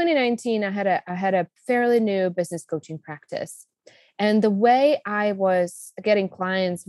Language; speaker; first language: English; non-native, fluent; Czech